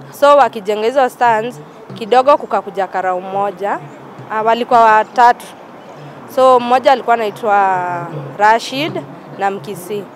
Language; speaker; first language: Swahili; native; Swahili